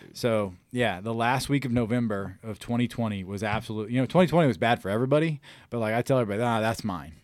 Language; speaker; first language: English; native; English